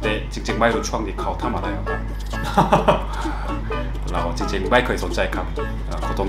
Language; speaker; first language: Thai; non-native, fluent; Korean